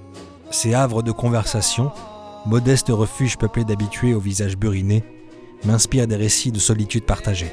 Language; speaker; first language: French; native; French